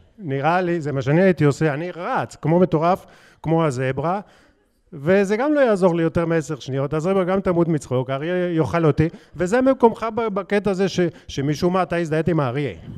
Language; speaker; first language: Hebrew; native; Hebrew